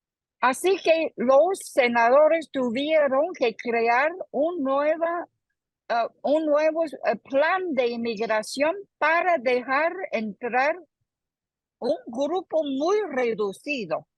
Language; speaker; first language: Spanish; non-native, fluent; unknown